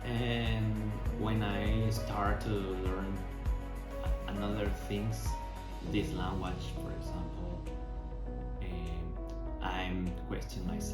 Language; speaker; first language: English; non-native, learner; Spanish